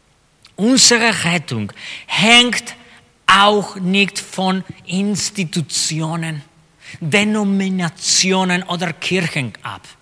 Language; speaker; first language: German; non-native, fluent; Spanish